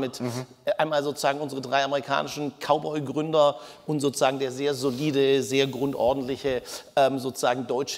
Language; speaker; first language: German; native; German